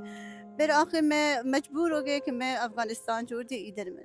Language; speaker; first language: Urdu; non-native, learner; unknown